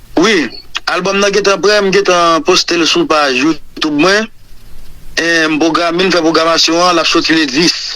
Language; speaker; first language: Haitian Creole; native; Haitian Creole